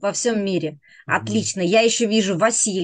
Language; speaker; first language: Russian; native; Russian